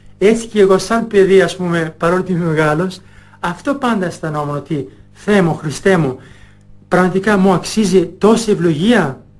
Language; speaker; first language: Greek; non-native, fluent; Albanian